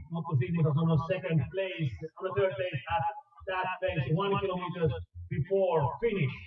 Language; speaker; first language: English; non-native, fluent; Finnish